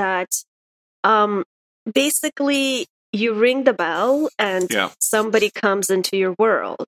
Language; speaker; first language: English; non-native, fluent; Russian